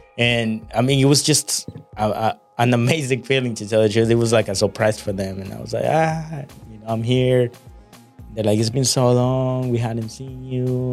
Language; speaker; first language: English; early bilingual, other home language; Spanish